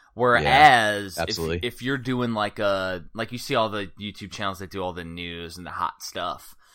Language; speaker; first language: English; native; English